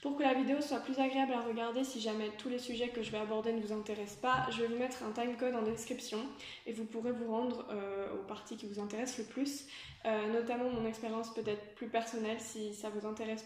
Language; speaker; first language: French; native; French